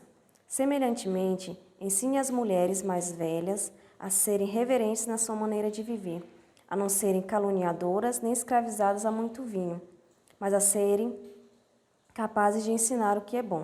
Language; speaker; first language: Portuguese; native; Portuguese